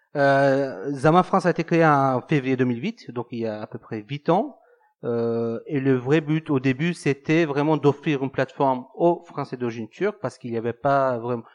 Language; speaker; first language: French; non-native, fluent; Turkish